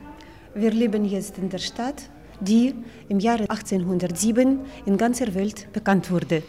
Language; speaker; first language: German; non-native, fluent; Russian